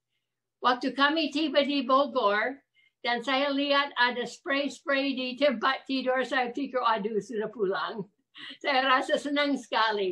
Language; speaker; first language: Indonesian; non-native, fluent; English